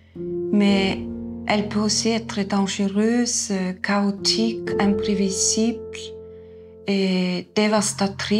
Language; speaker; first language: French; non-native, fluent; Icelandic